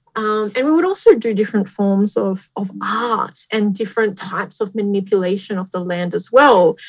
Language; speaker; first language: English; native; English